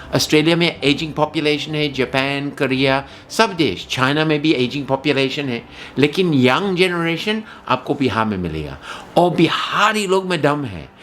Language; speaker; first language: Hindi; non-native, fluent; English